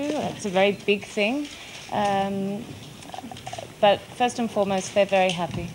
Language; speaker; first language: English; native; English